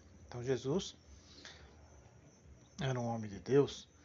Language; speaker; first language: Portuguese; native; Portuguese